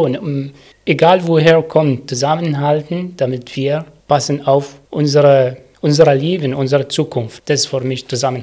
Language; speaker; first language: German; non-native, learner; Arabic